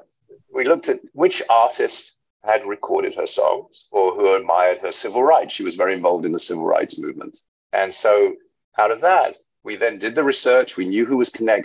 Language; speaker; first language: English; native; English